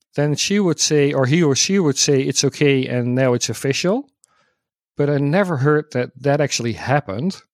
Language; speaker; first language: English; non-native, fluent; Dutch